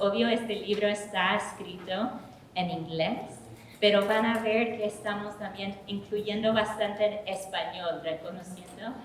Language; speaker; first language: Spanish; early bilingual, heritage; English